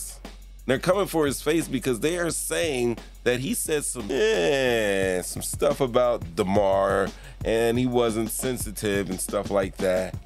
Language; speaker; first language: English; native; English